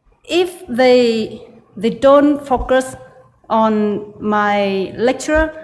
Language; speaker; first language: English; non-native, learner; Vietnamese